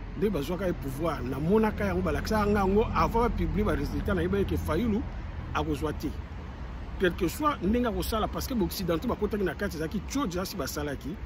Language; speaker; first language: Lingala; non-native, local second language; Kongo